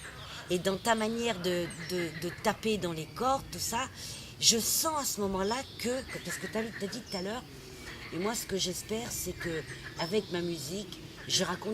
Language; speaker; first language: French; native; French